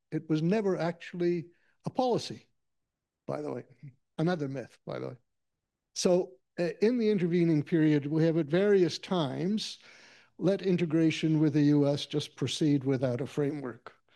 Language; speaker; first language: English; native; English